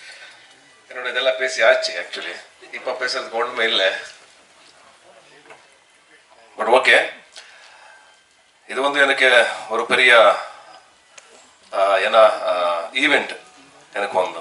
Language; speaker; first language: Tamil; non-native, learner; Kannada